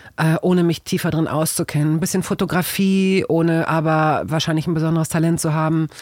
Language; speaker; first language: German; native; German